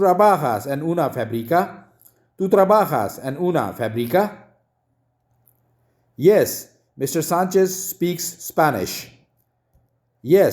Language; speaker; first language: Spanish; non-native, learner; Urdu